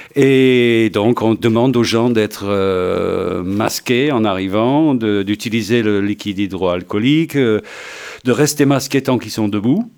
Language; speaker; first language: French; non-native, fluent; English